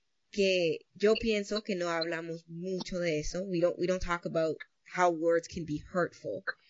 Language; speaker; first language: English; early bilingual, other home language; Spanish